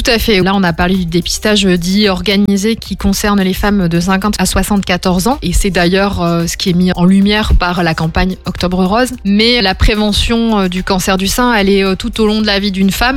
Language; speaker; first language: French; native; French